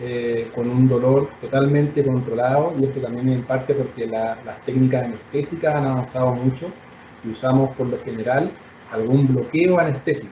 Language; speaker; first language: Spanish; native; Spanish